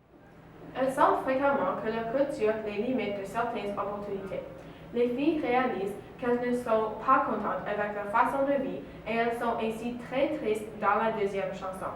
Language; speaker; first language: French; non-native, learner; English